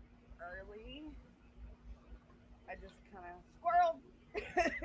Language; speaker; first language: English; native; English